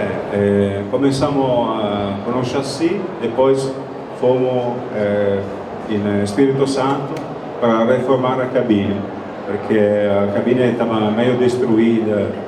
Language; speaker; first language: Portuguese; non-native, fluent; Italian